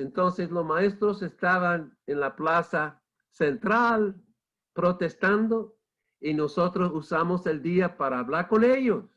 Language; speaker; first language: Spanish; non-native, fluent; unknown